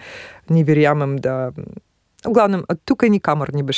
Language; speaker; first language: Slovenian; early bilingual, other home language; Spanish